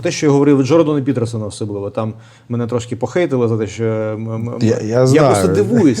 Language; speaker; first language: Ukrainian; native; Ukrainian